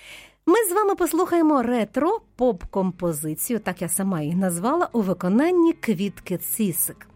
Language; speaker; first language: Ukrainian; native; Ukrainian